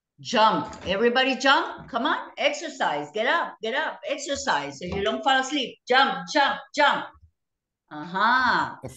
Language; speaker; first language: English; non-native, fluent; Spanish